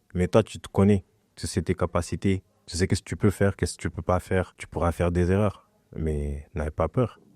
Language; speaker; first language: French; non-native, fluent; Portuguese